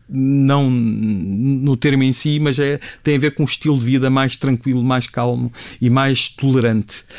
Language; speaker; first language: Portuguese; native; Portuguese